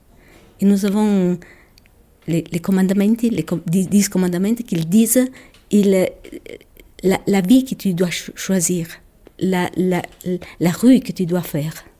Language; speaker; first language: French; non-native, local second language; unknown